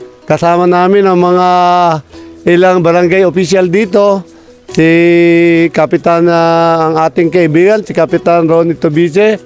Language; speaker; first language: Filipino; native; Filipino